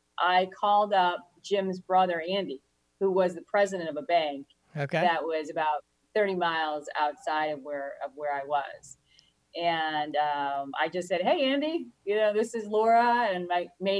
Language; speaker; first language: English; native; English